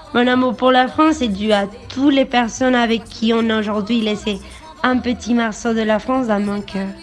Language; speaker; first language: French; non-native, learner; Spanish